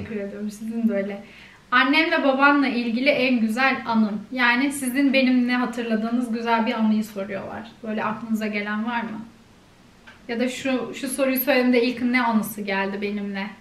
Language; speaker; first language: Turkish; native; Turkish